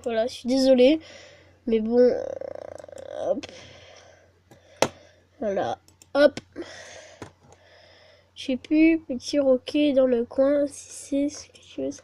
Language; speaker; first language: French; native; French